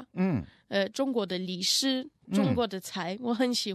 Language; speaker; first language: Chinese; non-native, learner; Russian